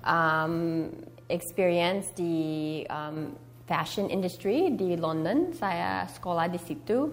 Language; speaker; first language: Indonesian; early bilingual, heritage; Indonesian